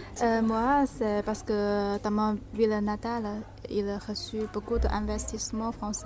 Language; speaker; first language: French; non-native, learner; Chinese